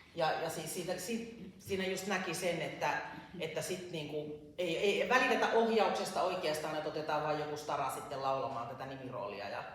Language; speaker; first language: Finnish; native; Finnish